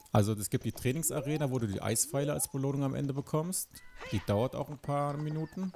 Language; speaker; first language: German; native; German